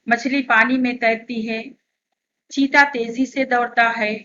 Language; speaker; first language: Hindi; non-native, local second language; Telugu